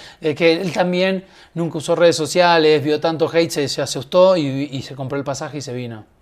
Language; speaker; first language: Spanish; native; Spanish